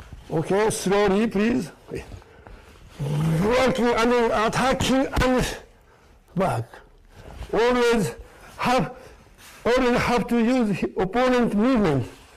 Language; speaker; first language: English; non-native, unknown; Japanese